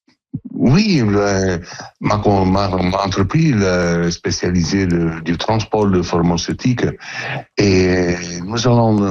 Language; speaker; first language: French; non-native, learner; Italian